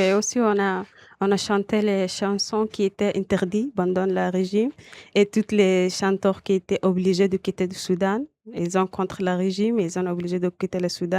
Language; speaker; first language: French; non-native, learner; Arabic